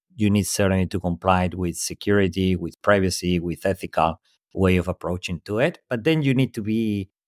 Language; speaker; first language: English; non-native, fluent; Spanish